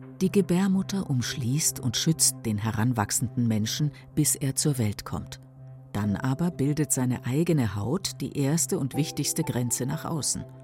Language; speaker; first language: German; native; German